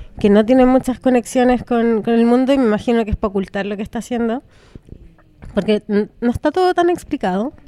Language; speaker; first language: Spanish; native; Spanish